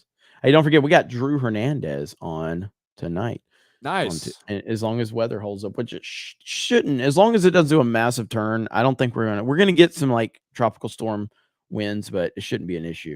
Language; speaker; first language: English; native; English